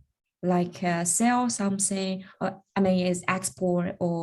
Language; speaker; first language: English; non-native, learner; Chinese